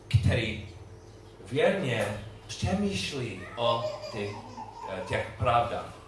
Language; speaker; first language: Czech; non-native, learner; English